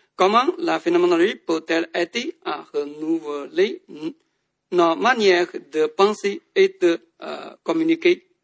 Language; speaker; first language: French; non-native, fluent; Chinese